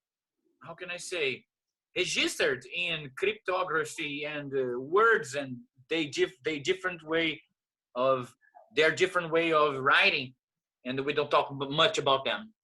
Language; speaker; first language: English; non-native, fluent; Portuguese